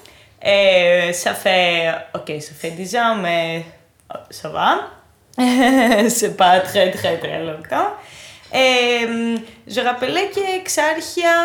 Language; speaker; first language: French; non-native, fluent; Greek